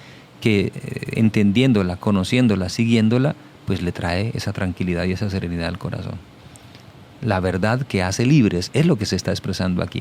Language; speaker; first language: Spanish; native; Spanish